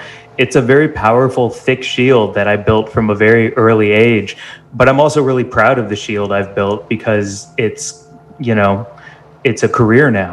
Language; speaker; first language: English; native; English